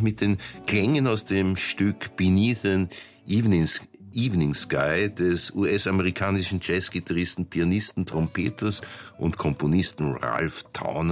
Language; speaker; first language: German; native; German